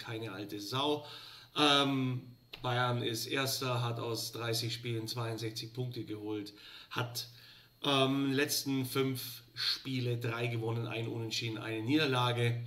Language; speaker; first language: German; native; German